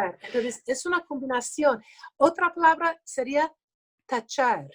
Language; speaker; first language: Spanish; early bilingual, other home language; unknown